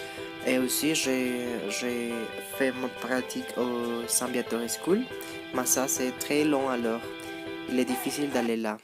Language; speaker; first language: French; non-native, learner; Spanish